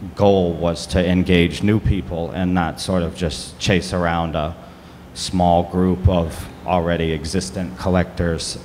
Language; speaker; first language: English; native; English